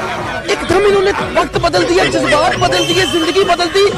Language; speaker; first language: Hindi; native; Hindi